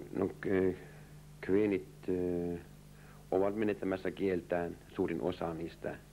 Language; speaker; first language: Finnish; early bilingual, heritage; Finnish